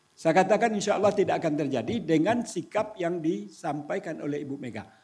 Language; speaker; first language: Indonesian; non-native, local second language; Minangkabau